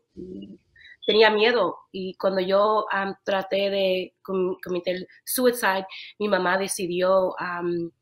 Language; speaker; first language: Spanish; early bilingual, heritage; Spanish